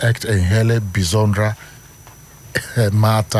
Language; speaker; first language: Dutch; non-native, learner; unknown